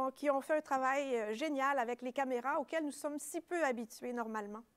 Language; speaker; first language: French; native; French